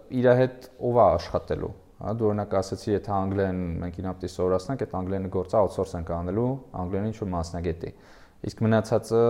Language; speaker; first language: Armenian; native; Armenian